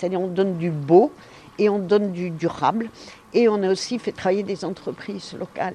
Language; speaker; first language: French; native; French